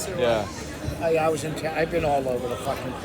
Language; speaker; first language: English; native; English